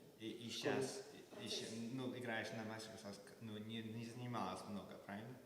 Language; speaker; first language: Russian; early bilingual, heritage; Russian